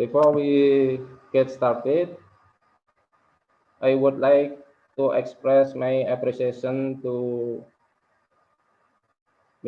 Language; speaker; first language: English; non-native, local second language; Indonesian